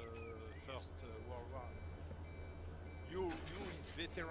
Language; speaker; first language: English; non-native, learner; French